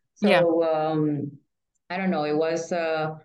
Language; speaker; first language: English; non-native, fluent; Spanish